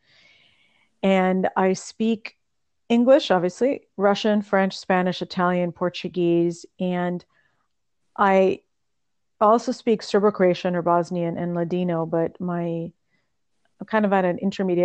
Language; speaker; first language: English; early bilingual, other home language; Russian